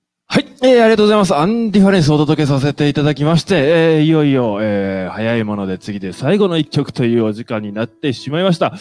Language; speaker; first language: Japanese; native; Japanese